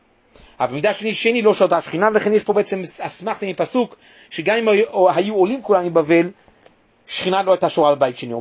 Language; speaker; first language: Hebrew; native; Hebrew